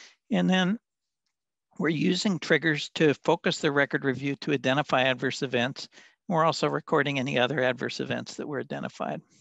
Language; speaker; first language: English; native; English